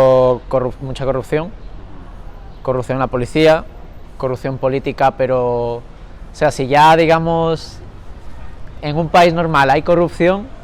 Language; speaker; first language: Spanish; early bilingual, other home language; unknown